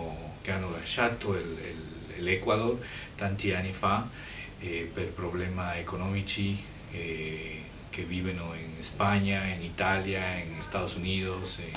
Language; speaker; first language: Italian; non-native, fluent; Spanish